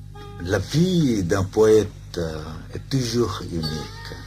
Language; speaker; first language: French; non-native, fluent; Bangla